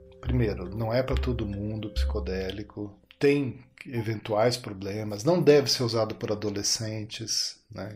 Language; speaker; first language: Portuguese; native; Portuguese